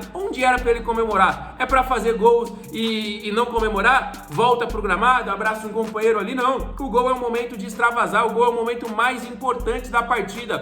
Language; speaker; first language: Portuguese; native; Portuguese